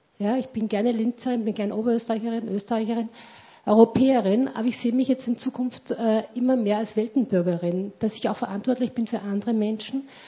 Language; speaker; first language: German; native; German